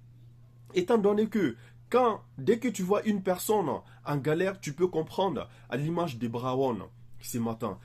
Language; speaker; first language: French; native; French